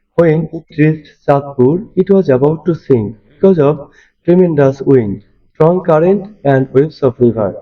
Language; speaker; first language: English; non-native, local second language; Bangla